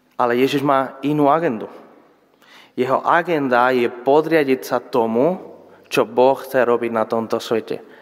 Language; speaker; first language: Slovak; non-native, fluent; Spanish